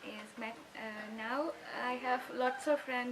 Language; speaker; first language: English; non-native, learner; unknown